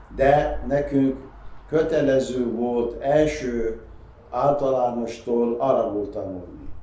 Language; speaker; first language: Hungarian; non-native, fluent; Arabic